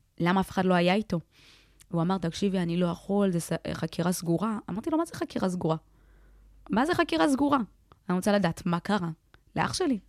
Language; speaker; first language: Hebrew; early bilingual, other home language; Amharic